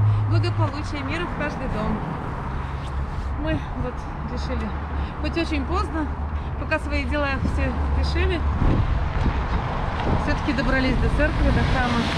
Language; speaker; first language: Russian; native; Russian